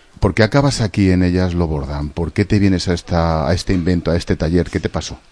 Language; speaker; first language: Spanish; native; Spanish